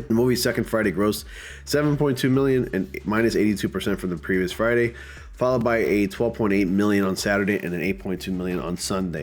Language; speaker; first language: English; native; English